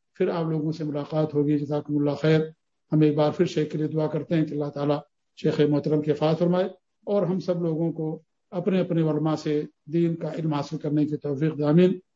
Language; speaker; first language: Urdu; native; Urdu